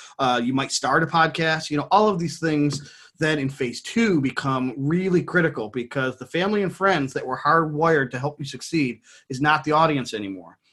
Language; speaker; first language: English; native; English